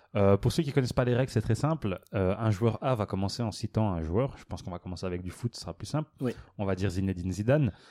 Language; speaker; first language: French; native; French